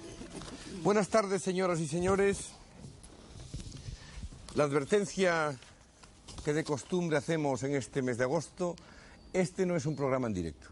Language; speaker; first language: Spanish; native; Spanish